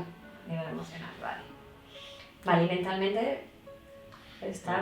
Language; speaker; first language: Spanish; native; Spanish